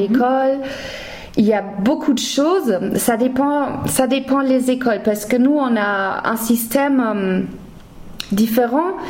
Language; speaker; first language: French; non-native, fluent; German